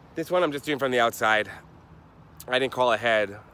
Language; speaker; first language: English; native; English